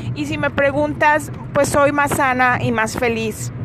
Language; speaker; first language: Spanish; native; Spanish